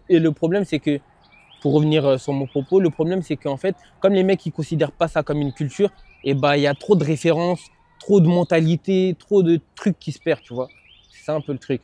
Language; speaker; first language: French; native; French